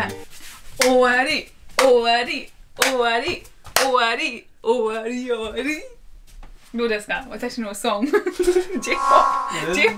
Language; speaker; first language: Japanese; non-native, learner; English